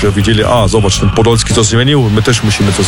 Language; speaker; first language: Polish; early bilingual, heritage; Polish